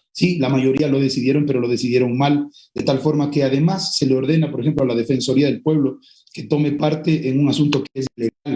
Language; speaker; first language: Spanish; native; Spanish